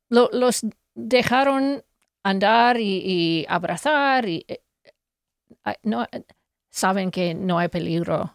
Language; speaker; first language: Spanish; non-native, fluent; English